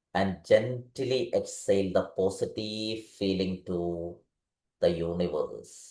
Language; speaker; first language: English; non-native, local second language; Malayalam